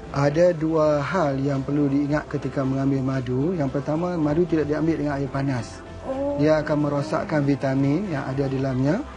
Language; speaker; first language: Malay; native; Malay